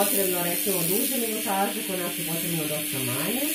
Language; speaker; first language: Serbian; native; Serbian